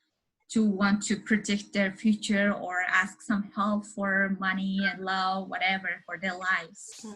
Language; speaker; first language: English; non-native, learner; Mongolian